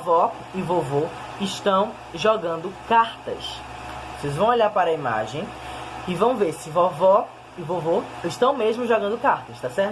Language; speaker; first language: Portuguese; native; Portuguese